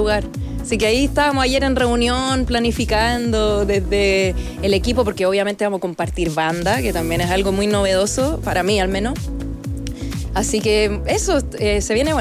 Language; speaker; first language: Spanish; non-native, local second language; English